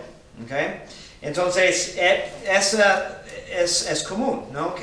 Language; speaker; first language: Spanish; non-native, fluent; English